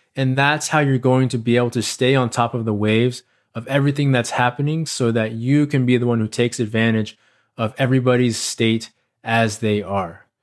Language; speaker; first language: English; native; English